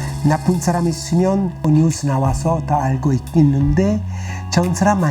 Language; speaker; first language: Korean; non-native, fluent; Italian